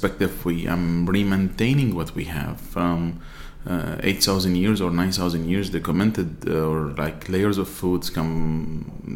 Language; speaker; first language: English; non-native, fluent; Arabic